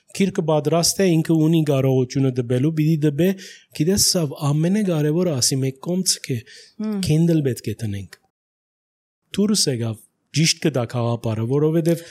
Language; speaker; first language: Armenian; early bilingual, heritage; Armenian